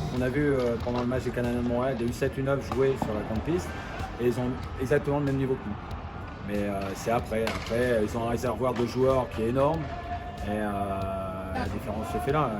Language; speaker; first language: French; native; French